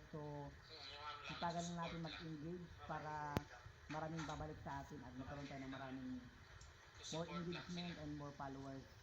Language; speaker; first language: Filipino; non-native, local second language; Masbatenyo